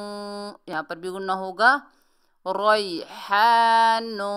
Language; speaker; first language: Urdu; native; Urdu